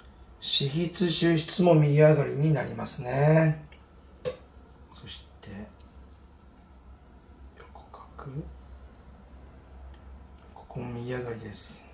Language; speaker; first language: Japanese; native; Japanese